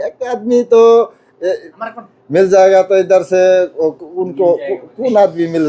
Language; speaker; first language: Hindi; non-native, learner; Bangla